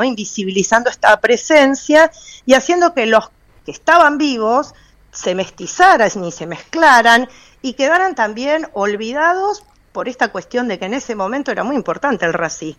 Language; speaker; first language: Spanish; native; Spanish